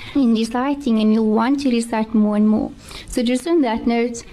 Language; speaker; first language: English; native; English